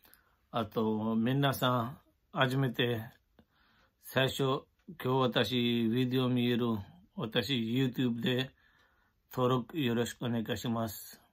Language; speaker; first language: Japanese; non-native, learner; Urdu